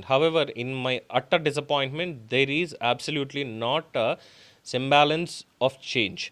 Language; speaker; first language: English; non-native, local second language; Telugu